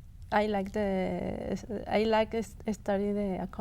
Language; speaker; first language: English; non-native, local second language; Spanish